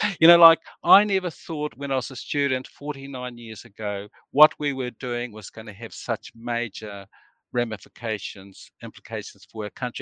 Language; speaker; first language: English; native; English